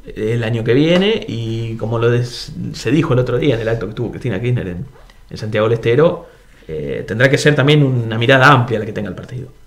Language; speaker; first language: Spanish; native; Spanish